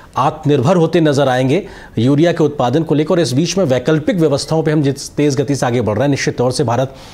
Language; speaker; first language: Hindi; native; Hindi